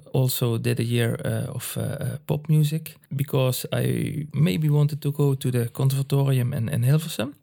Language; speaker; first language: English; non-native, fluent; Dutch